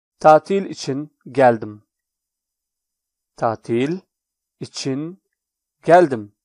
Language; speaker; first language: Turkish; non-native, fluent; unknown